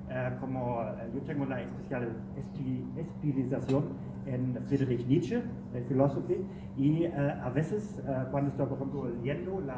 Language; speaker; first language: Spanish; non-native, learner; German